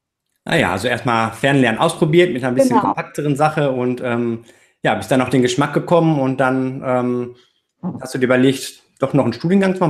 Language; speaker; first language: German; native; German